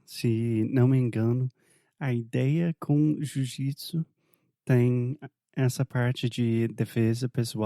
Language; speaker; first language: Portuguese; non-native, fluent; English